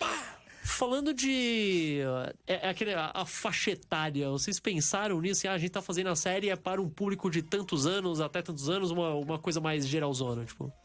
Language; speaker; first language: Portuguese; native; Portuguese